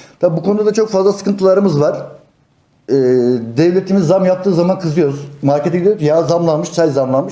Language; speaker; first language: Turkish; native; Turkish